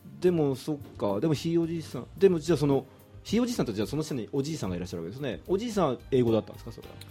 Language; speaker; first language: Japanese; native; Japanese